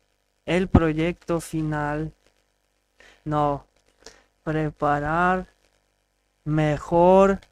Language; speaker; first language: Spanish; non-native, learner; English